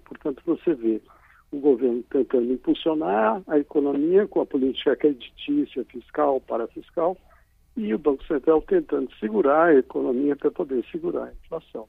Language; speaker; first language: Portuguese; native; Portuguese